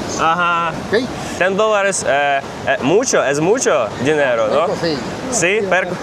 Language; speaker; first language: Spanish; non-native, learner; Ukrainian